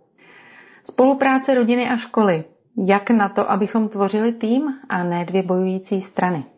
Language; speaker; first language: Czech; native; Czech